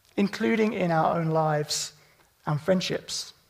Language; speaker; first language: English; native; English